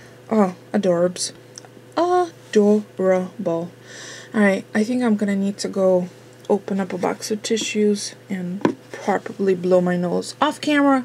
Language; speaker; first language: English; early bilingual, other home language; Russian